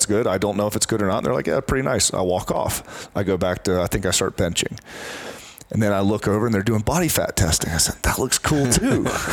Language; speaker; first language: English; native; English